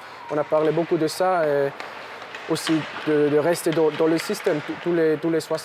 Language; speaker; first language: French; non-native, local second language; German